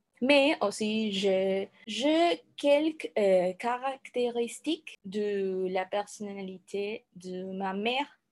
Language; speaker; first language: French; non-native, learner; Spanish